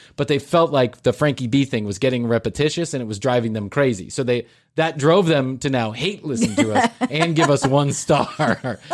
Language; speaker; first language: English; native; English